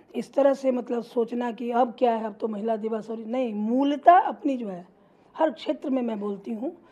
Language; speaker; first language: Hindi; native; Hindi